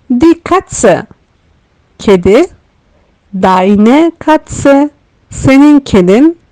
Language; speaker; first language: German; non-native, fluent; Turkish